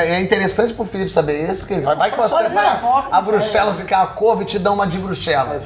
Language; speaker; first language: Portuguese; native; Portuguese